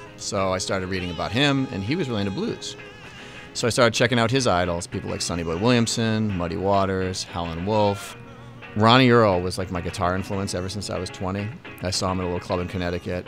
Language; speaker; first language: English; native; English